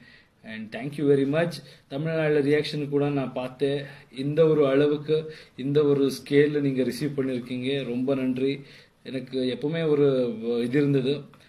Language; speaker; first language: Tamil; non-native, learner; Kannada